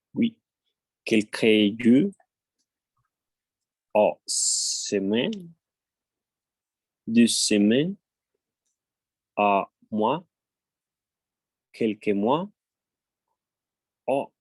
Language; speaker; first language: French; non-native, learner; Spanish